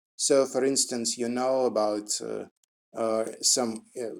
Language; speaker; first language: English; non-native, fluent; Russian